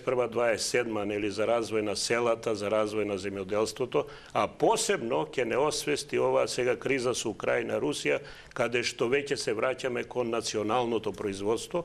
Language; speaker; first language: Macedonian; native; Macedonian